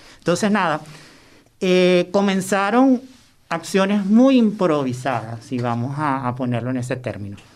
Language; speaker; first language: Spanish; native; Spanish